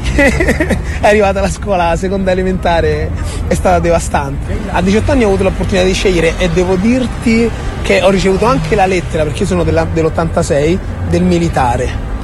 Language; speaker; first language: Italian; early bilingual, other home language; English